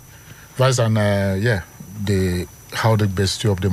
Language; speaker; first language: Dutch; non-native, fluent; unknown